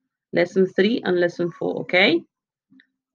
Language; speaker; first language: English; non-native, fluent; Spanish